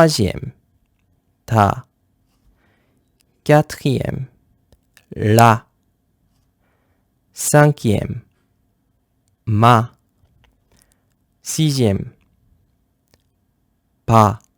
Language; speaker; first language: French; non-native, fluent; Korean